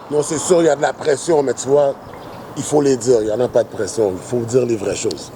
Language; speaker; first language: French; early bilingual, other home language; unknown